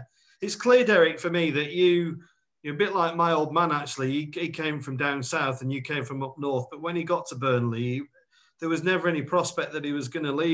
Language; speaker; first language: English; native; English